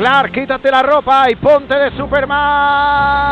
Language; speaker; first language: Spanish; native; Spanish